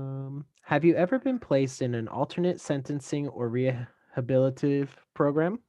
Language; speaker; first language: English; native; English